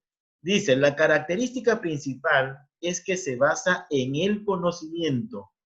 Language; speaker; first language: Spanish; native; Spanish